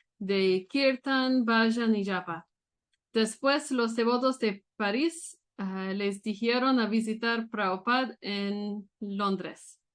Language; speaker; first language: Spanish; non-native, learner; English